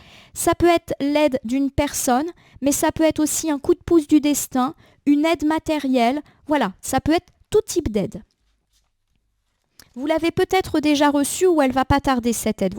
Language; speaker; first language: French; native; French